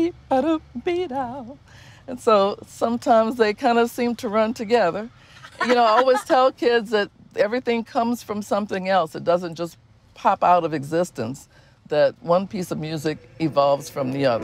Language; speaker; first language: English; native; English